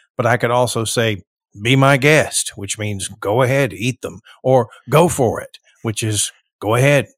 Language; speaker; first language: English; early bilingual, other home language; Spanish